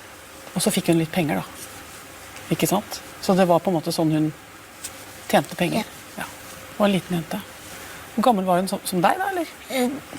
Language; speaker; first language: Norwegian; native; Norwegian